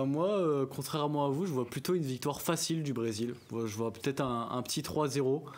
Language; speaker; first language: French; native; French